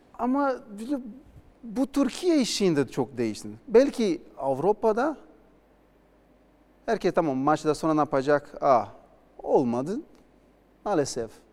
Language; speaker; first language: Turkish; non-native, learner; Portuguese